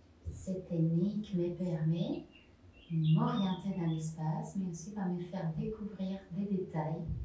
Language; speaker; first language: French; non-native, fluent; Spanish